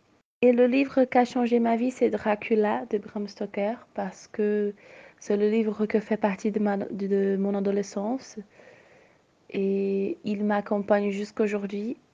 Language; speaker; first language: French; non-native, fluent; Portuguese